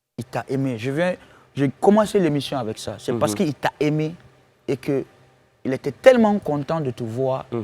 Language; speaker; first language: French; non-native, local second language; Bambara